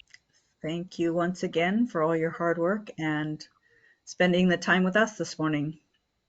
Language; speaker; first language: English; native; English